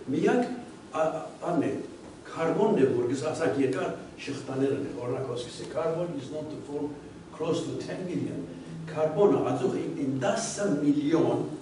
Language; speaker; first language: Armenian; early bilingual, heritage; Armenian